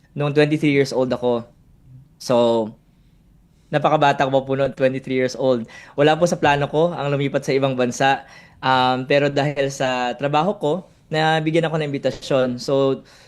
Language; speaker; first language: Filipino; non-native, local second language; Kinaray-a